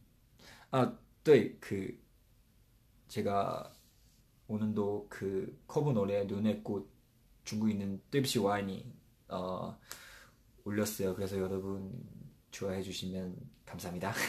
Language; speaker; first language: Korean; non-native, fluent; Chinese